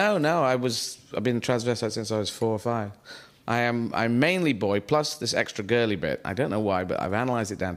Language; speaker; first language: English; native; English